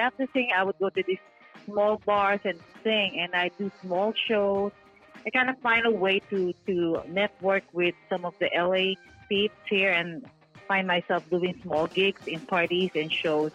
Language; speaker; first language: English; non-native, local second language; Filipino